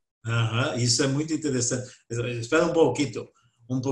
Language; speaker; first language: Spanish; non-native, learner; Portuguese